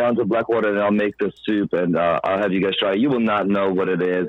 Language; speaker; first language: English; non-native, fluent; Ukrainian